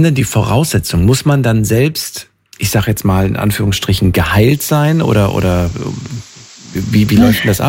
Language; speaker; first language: German; native; German